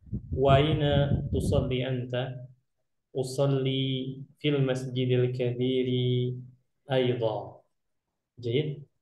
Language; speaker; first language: Arabic; non-native, fluent; Indonesian